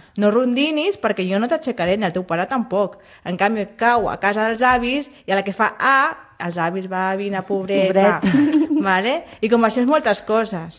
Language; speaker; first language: Catalan; non-native, local second language; Spanish